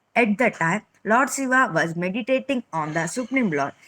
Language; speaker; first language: English; non-native, local second language; Telugu